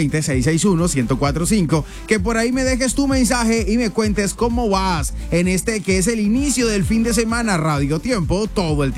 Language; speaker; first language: Spanish; native; Spanish